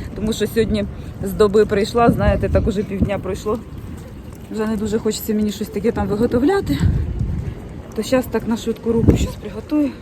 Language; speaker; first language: Ukrainian; native; Ukrainian